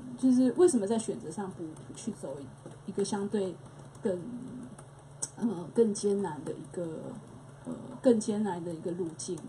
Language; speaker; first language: Chinese; native; Chinese